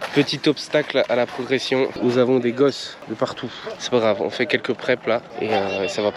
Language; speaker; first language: French; native; French